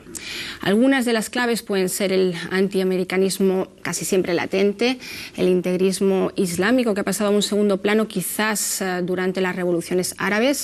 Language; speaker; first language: Spanish; native; Spanish